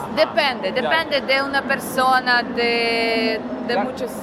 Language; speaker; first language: Spanish; non-native, learner; Russian